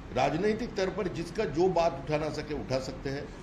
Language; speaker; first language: Hindi; non-native, local second language; Bangla